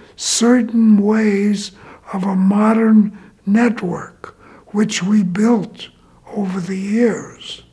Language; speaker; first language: English; native; English